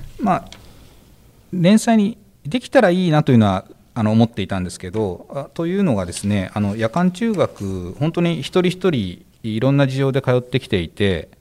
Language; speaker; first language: Japanese; native; Japanese